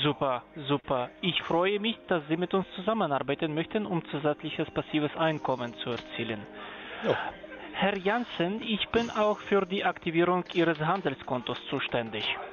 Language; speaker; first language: German; non-native, fluent; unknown